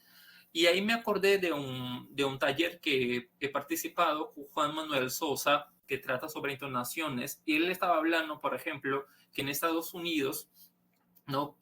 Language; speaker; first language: Spanish; non-native, fluent; Portuguese